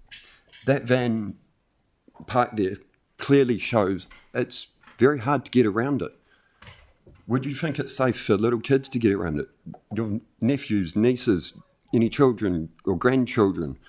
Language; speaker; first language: English; native; English